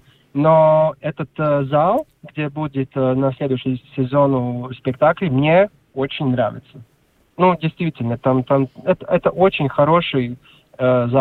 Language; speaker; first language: Russian; non-native, local second language; Latvian